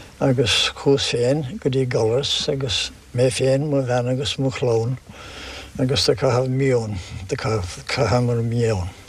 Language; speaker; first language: Irish; non-native, local second language; English